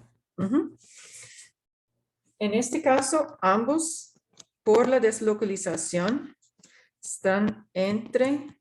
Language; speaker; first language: Spanish; non-native, fluent; English